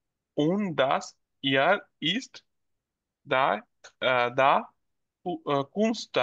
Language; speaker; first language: German; non-native, learner; Bangla